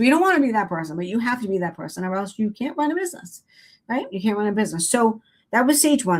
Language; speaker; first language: English; native; English